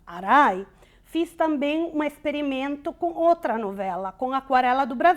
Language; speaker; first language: Portuguese; non-native, fluent; Italian